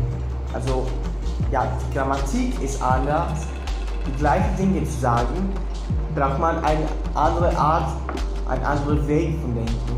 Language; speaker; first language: German; non-native, fluent; Portuguese